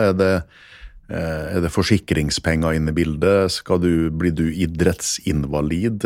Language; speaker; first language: Norwegian; native; Norwegian